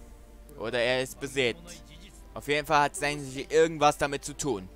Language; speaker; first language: German; native; German